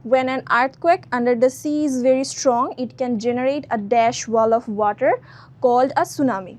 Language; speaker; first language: English; non-native, local second language; Bangla